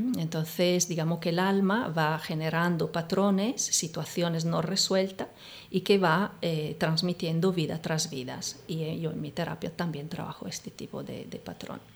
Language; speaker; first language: Spanish; non-native, fluent; Italian